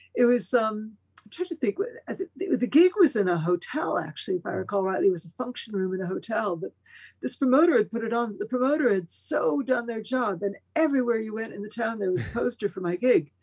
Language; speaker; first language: English; early bilingual, other home language; Spanish